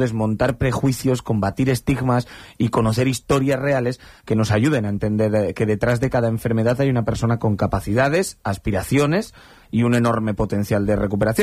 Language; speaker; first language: Spanish; native; Spanish